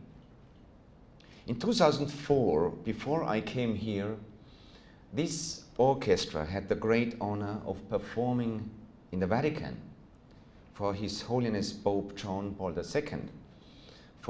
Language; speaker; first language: English; non-native, fluent; German